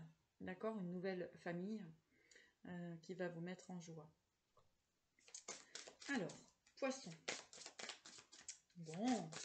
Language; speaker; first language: French; native; French